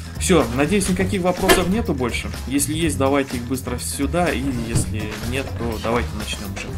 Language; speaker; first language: Russian; non-native, fluent; Romanian